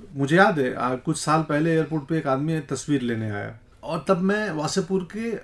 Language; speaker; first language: Hindi; native; Hindi